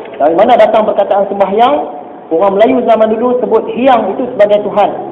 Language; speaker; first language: Malay; native; Malay